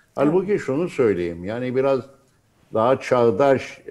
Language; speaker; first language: Turkish; native; Turkish